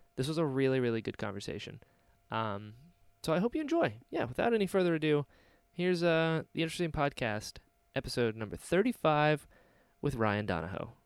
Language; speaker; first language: English; native; English